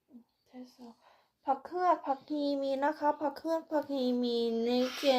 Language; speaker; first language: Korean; non-native, learner; Thai